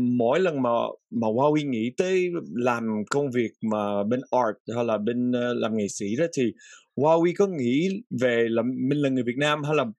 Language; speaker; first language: Vietnamese; early bilingual, heritage; Vietnamese